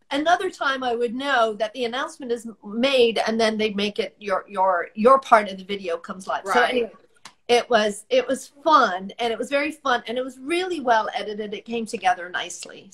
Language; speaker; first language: English; native; English